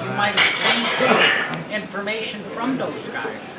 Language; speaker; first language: English; native; English